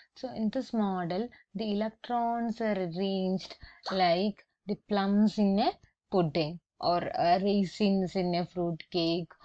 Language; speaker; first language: English; non-native, local second language; Malayalam